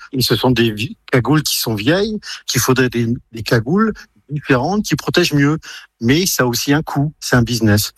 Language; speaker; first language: French; native; French